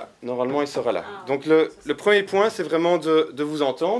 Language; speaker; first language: French; non-native, local second language; Dutch